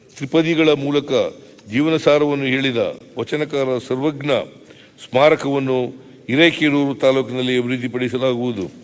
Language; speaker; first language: Kannada; native; Kannada